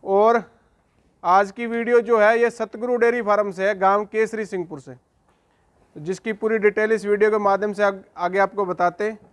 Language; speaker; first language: Hindi; native; Hindi